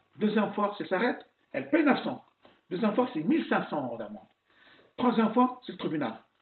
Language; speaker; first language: French; non-native, local second language; Arabic